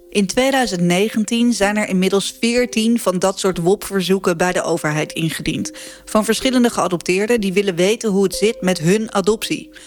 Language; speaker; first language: Dutch; native; Dutch